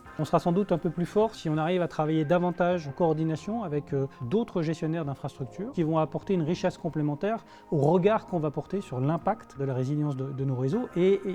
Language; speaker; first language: French; native; French